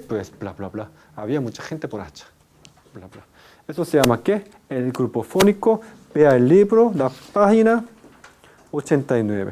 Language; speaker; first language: Spanish; non-native, fluent; Korean